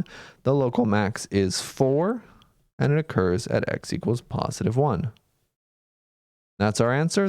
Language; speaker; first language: English; native; English